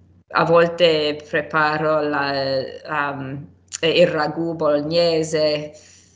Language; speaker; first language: Italian; non-native, fluent; English